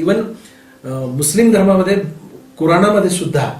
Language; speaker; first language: Hindi; non-native, local second language; Marathi